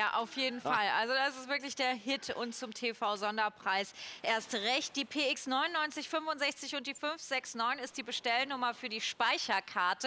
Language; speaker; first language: German; native; German